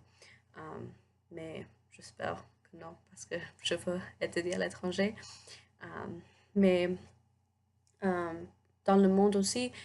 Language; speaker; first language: French; non-native, learner; English